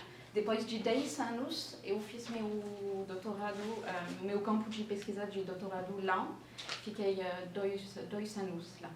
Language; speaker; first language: Portuguese; non-native, fluent; French